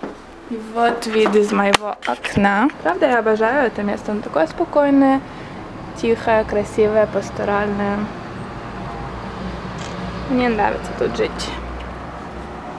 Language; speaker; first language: Russian; early bilingual, heritage; Russian